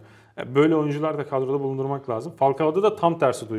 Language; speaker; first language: Turkish; native; Turkish